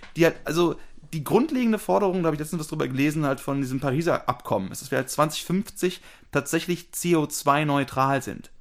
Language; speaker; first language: German; native; German